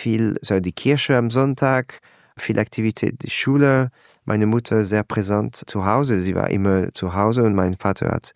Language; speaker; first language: German; non-native, learner; French